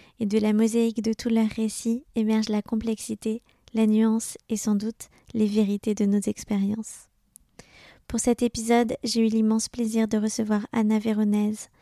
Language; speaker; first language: French; native; French